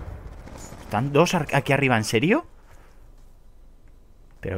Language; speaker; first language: Spanish; native; Spanish